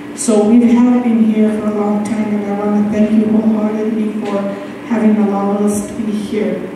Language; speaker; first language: English; native; English